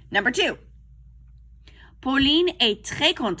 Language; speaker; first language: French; non-native, fluent; English